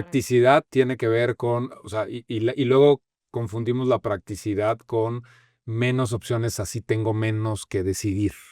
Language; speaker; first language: Spanish; native; Spanish